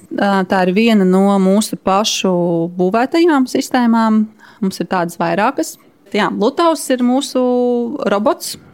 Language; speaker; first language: Latvian; native; Latvian